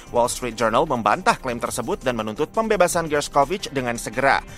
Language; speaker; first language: Indonesian; native; Indonesian